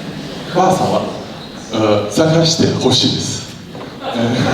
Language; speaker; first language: Japanese; non-native, learner; Chinese